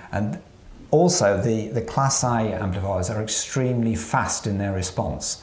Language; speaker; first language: English; native; English